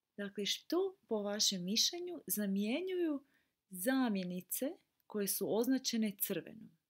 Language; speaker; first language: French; non-native, fluent; Croatian